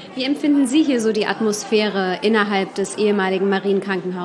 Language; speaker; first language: German; native; German